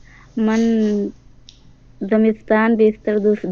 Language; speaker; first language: Persian; non-native, learner; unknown